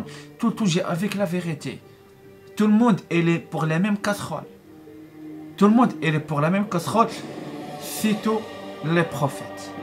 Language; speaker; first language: French; non-native, learner; Arabic